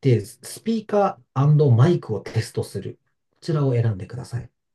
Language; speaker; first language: Japanese; native; Japanese